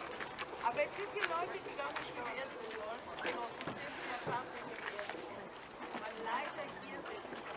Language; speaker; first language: German; non-native, fluent; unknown